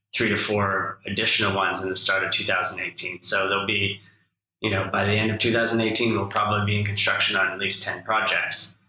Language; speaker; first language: English; native; English